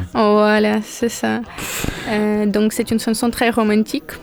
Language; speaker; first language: French; non-native, learner; Ukrainian